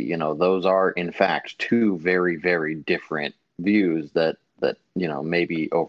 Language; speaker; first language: English; native; English